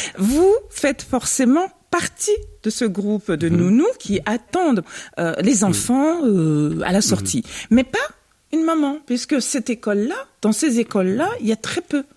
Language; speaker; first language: French; early bilingual, other home language; Bambara